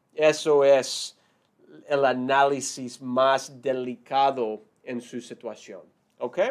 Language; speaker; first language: Spanish; non-native, fluent; English